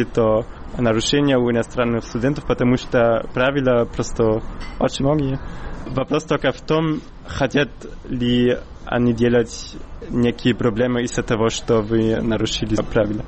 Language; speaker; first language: Russian; non-native, fluent; German